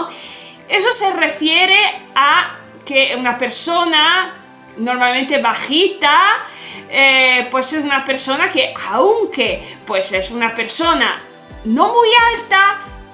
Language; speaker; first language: Spanish; non-native, fluent; Italian